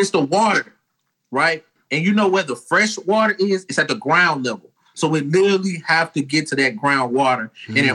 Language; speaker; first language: English; native; English